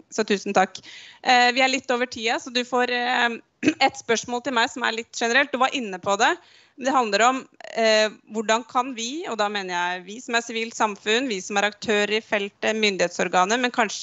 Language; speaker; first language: Norwegian; native; Norwegian